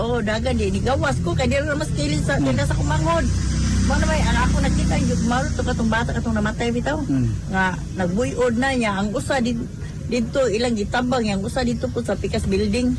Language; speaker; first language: Cebuano; native; Cebuano